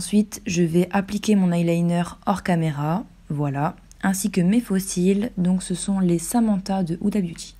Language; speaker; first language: French; native; French